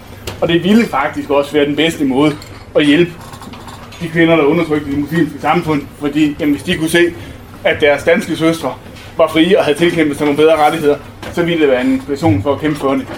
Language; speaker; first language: Danish; native; Danish